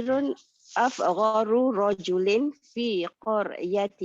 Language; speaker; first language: Arabic; non-native, learner; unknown